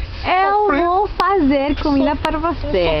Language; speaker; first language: Portuguese; non-native, learner; Spanish